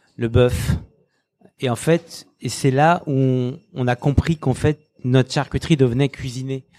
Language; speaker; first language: French; native; French